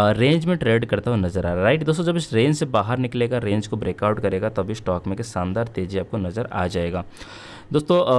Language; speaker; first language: Hindi; native; Hindi